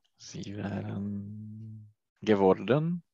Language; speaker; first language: German; non-native, learner; Czech